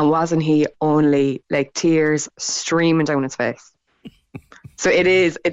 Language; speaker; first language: English; non-native, local second language; Irish